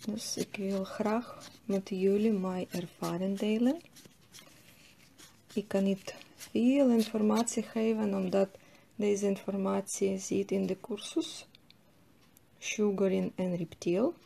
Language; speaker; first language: Dutch; non-native, fluent; Russian